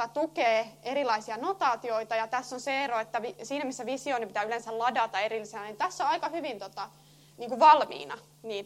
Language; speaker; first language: Finnish; native; Finnish